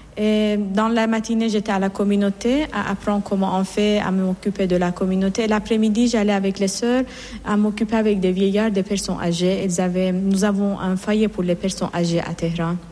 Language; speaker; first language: French; non-native, fluent; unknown